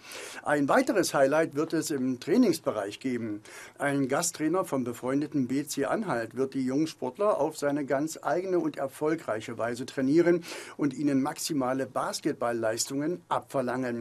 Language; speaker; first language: German; native; German